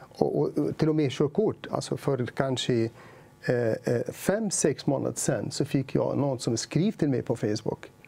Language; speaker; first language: Swedish; non-native, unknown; Arabic